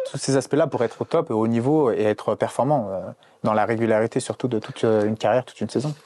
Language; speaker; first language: French; native; French